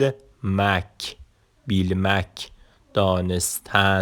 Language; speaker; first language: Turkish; non-native, fluent; Persian